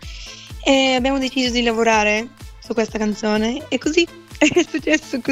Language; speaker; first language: Italian; non-native, fluent; Bulgarian